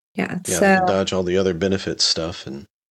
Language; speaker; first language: English; native; English